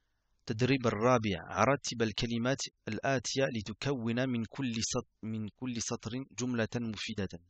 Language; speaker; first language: Arabic; non-native, fluent; French